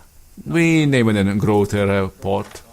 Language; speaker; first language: Dutch; non-native, fluent; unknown